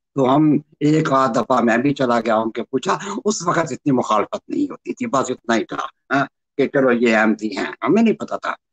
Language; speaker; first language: Urdu; native; Urdu